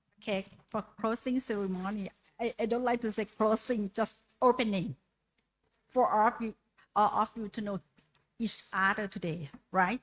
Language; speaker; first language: English; non-native, learner; Indonesian